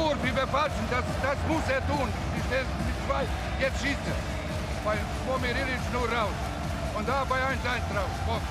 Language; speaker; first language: German; non-native, fluent; Croatian